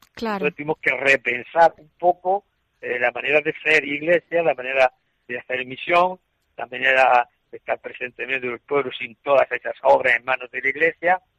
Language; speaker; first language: Spanish; native; Spanish